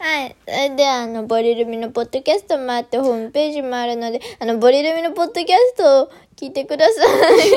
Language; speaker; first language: Japanese; early bilingual, heritage; Japanese